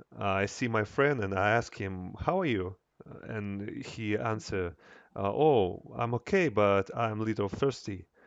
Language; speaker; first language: English; non-native, learner; Russian